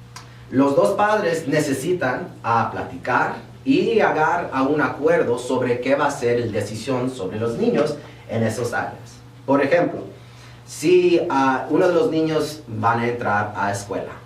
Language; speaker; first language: Spanish; early bilingual, heritage; Spanish